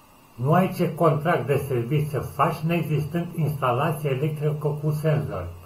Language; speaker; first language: Romanian; native; Romanian